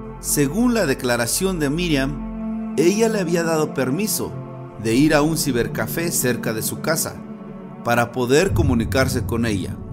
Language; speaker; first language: Spanish; native; Spanish